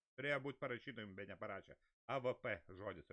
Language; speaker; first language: Lithuanian; native; Lithuanian